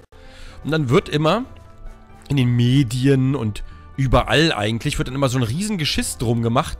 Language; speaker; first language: German; native; German